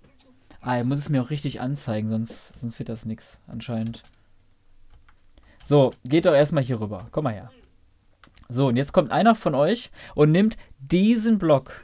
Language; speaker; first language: German; native; German